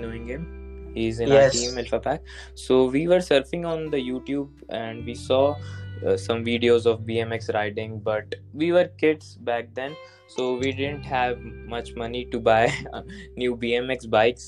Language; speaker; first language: English; non-native, local second language; Hindi